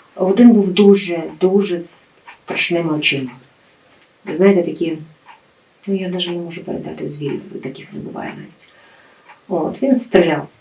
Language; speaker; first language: Ukrainian; native; Ukrainian